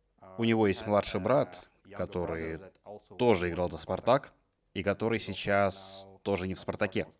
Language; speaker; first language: Russian; native; Russian